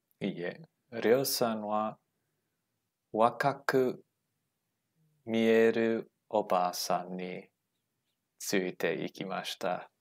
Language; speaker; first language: Japanese; non-native, learner; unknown